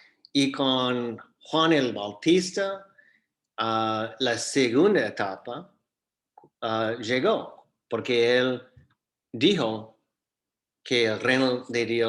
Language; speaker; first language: Spanish; non-native, fluent; English